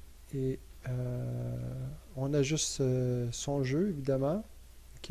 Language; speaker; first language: French; native; French